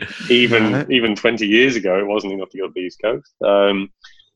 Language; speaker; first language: English; native; English